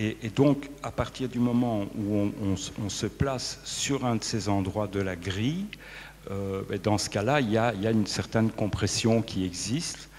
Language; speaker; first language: French; native; French